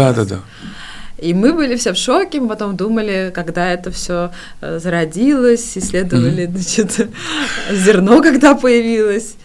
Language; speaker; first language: Russian; non-native, fluent; Georgian